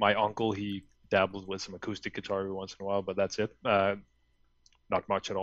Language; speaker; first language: English; non-native, fluent; Danish